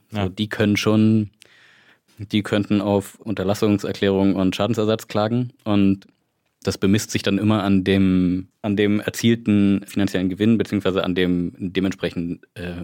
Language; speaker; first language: German; native; German